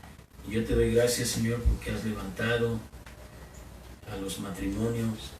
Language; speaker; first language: Spanish; native; Spanish